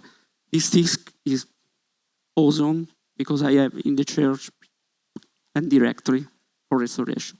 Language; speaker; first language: English; non-native, learner; Italian